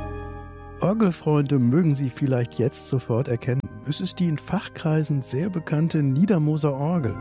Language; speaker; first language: German; native; German